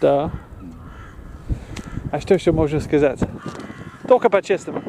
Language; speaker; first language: Russian; non-native, fluent; English